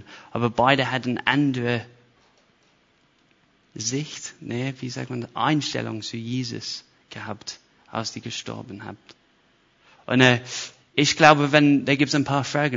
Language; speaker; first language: German; non-native, fluent; English